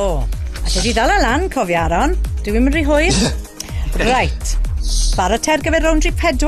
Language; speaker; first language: Welsh; native; Welsh